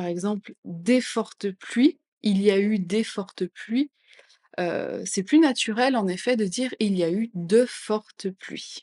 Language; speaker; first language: French; native; French